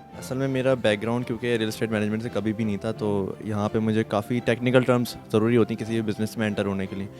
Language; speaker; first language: Hindi; native; Hindi